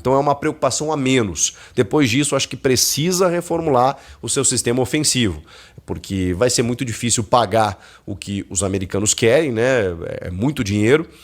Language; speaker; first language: Portuguese; native; Portuguese